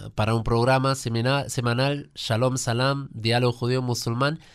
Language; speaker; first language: Spanish; non-native, fluent; German